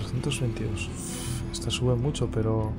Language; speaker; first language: Spanish; native; Spanish